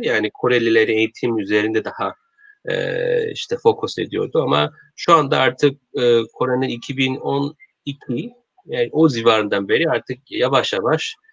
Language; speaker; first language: Turkish; non-native, learner; Korean